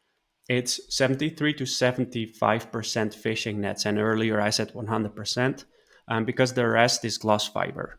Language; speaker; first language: English; non-native, fluent; Dutch